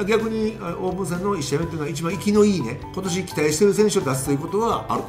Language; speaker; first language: Japanese; native; Japanese